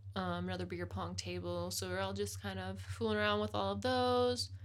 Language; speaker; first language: English; native; English